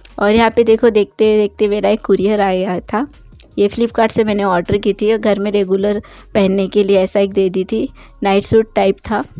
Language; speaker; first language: Hindi; non-native, local second language; Bangla